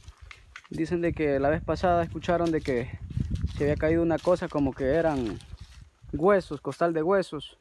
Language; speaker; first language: Spanish; native; Spanish